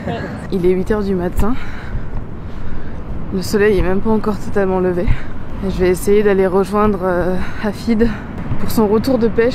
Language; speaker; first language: French; native; French